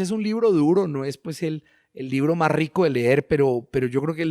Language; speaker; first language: Spanish; native; Spanish